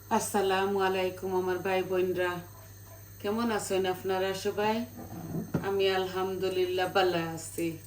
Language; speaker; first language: Bangla; native; Bangla